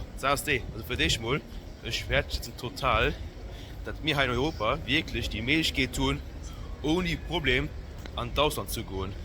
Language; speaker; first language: German; non-native, local second language; Luxembourgish